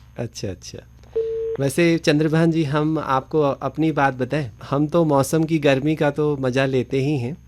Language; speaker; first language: Hindi; native; Hindi